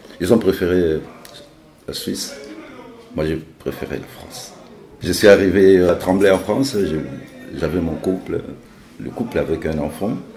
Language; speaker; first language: French; non-native, local second language; Lingala